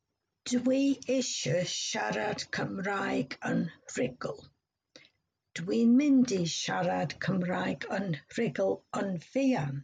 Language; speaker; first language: Welsh; non-native, learner; English